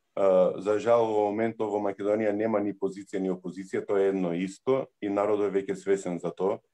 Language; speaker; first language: Macedonian; early bilingual, heritage; Macedonian